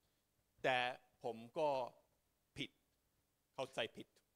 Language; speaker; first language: Thai; non-native, fluent; Finnish